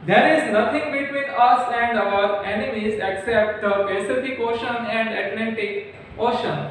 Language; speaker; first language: English; non-native, local second language; Gujarati